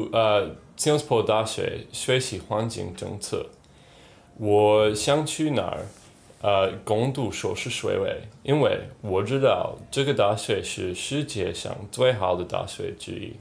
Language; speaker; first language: Chinese; non-native, learner; English